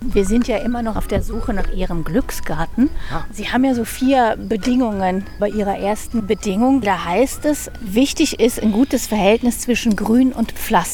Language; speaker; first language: German; native; German